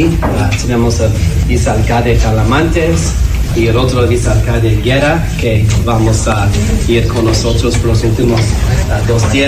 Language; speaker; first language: Spanish; non-native, learner; English